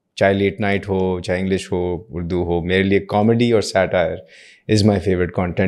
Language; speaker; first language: English; non-native, local second language; Urdu